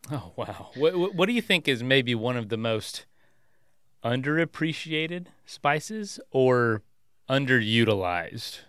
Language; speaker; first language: English; native; English